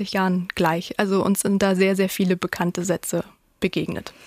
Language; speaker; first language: German; native; German